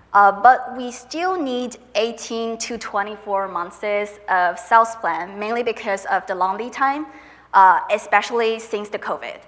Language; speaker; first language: English; non-native, fluent; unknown